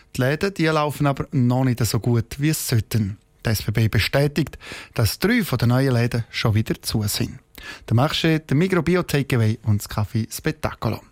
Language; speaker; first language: German; native; German